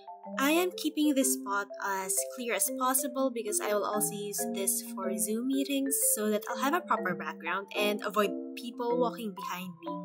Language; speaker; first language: English; non-native, local second language; Filipino